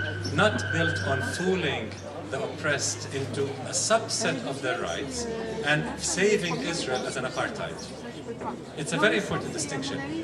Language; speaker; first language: English; non-native, fluent; Arabic